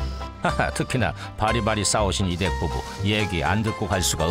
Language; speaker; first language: Korean; native; Korean